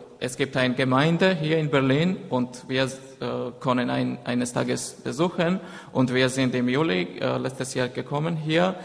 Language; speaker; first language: German; non-native, learner; Georgian